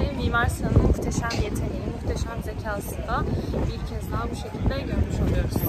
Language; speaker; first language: Turkish; native; Turkish